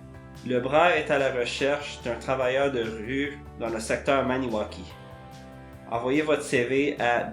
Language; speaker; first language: French; native; French